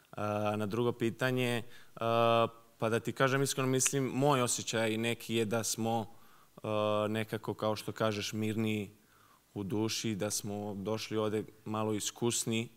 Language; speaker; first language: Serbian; early bilingual, heritage; Serbian